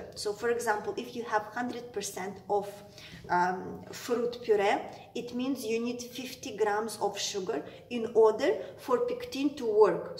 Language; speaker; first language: English; non-native, fluent; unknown